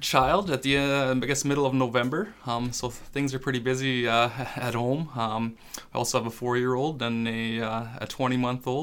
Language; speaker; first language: English; non-native, fluent; French